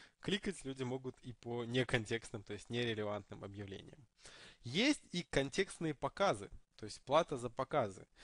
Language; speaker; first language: Russian; native; Russian